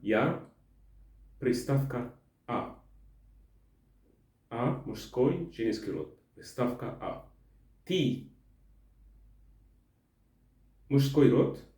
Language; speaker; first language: Russian; non-native, learner; Arabic